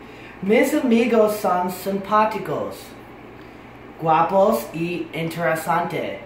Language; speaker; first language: Spanish; non-native, learner; English